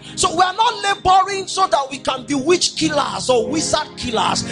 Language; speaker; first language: English; non-native, local second language; Yoruba